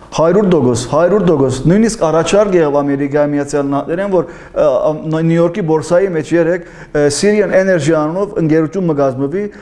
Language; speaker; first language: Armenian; early bilingual, heritage; Armenian